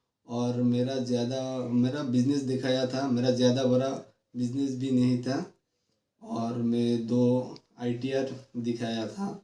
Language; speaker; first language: Hindi; non-native, local second language; Bangla